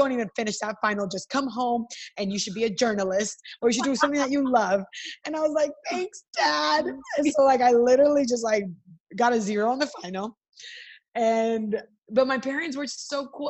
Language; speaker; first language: English; early bilingual, other home language; Spanish